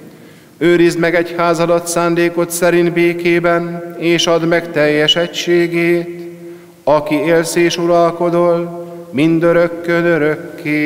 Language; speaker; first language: Hungarian; native; Hungarian